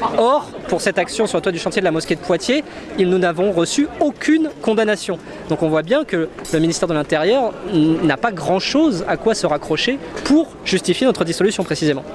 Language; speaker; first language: French; native; French